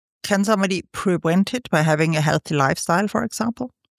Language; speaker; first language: English; non-native, fluent; German